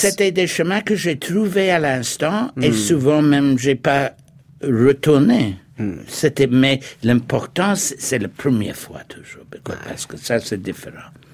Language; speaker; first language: French; non-native, fluent; English